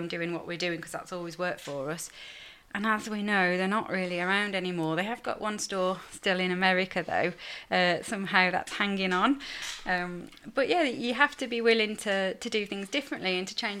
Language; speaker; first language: English; native; English